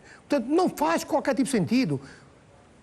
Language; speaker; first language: Portuguese; native; Portuguese